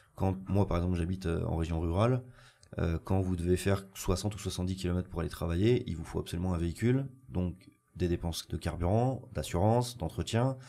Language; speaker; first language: French; native; French